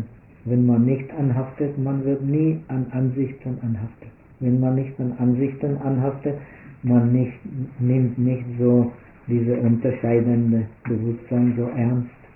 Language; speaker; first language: German; non-native, fluent; Czech